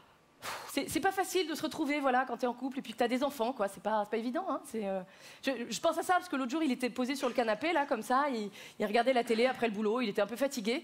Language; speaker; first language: French; native; French